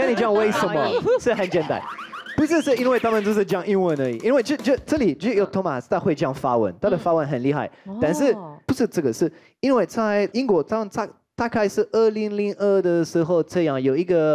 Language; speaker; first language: Chinese; non-native, fluent; French